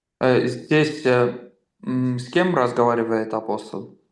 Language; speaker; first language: Russian; non-native, fluent; Armenian